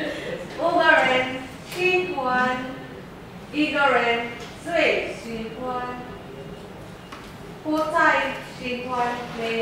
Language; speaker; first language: Chinese; non-native, learner; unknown